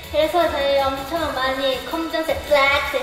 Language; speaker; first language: Korean; non-native, learner; Japanese